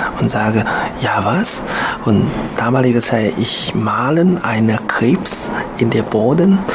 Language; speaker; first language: German; non-native, learner; Chinese